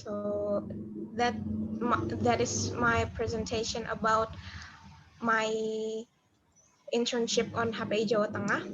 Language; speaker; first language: English; non-native, learner; Indonesian